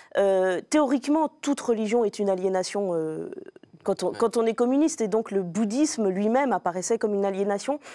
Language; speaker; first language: French; native; French